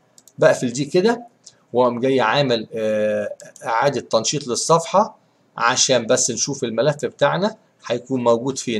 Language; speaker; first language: Arabic; native; Arabic